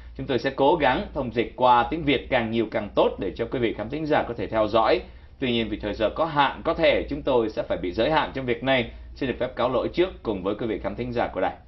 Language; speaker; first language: Vietnamese; native; Vietnamese